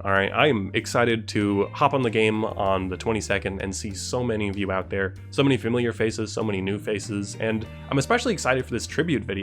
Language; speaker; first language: English; native; English